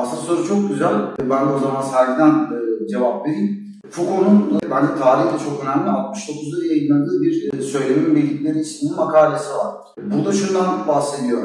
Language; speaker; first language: Turkish; native; Turkish